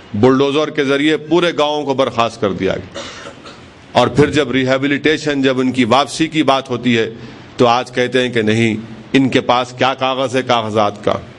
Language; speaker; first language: Urdu; native; Urdu